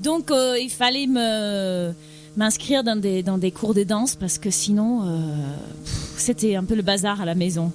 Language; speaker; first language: French; non-native, fluent; English